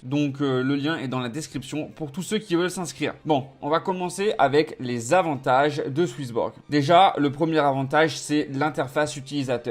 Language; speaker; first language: French; native; French